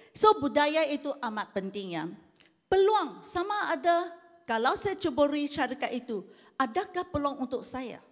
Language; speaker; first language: Malay; non-native, local second language; Chinese